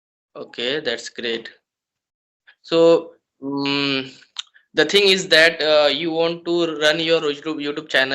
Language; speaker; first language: English; non-native, learner; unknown